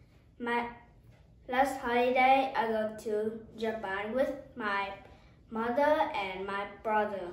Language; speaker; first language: English; non-native, learner; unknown